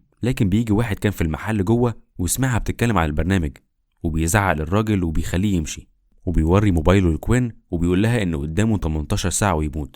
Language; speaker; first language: Arabic; native; Arabic